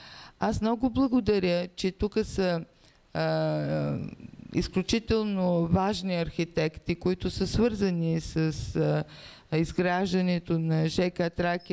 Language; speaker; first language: Bulgarian; native; Bulgarian